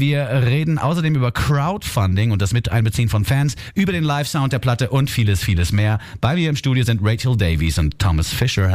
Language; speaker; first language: German; native; German